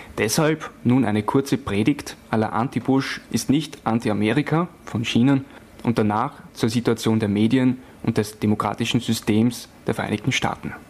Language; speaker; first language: German; native; German